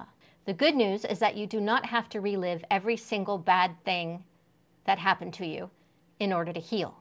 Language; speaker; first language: English; native; English